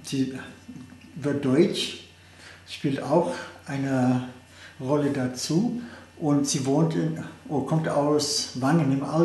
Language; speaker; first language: German; non-native, fluent; English